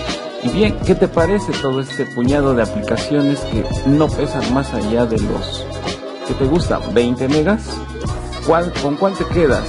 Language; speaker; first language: Spanish; native; Spanish